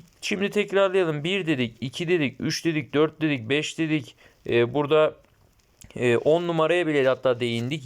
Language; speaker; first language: Turkish; native; Turkish